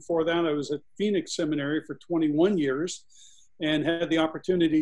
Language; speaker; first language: English; native; English